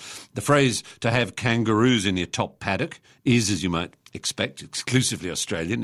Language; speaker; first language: English; native; English